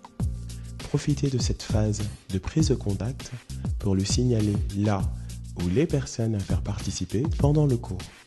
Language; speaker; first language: French; native; French